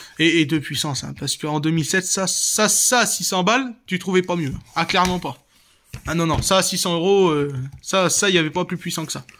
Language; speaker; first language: French; native; French